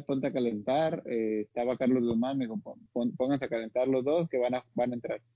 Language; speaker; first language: Spanish; native; Spanish